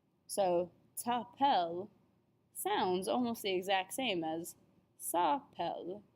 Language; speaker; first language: French; non-native, fluent; English